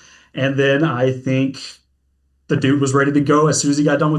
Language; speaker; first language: English; native; English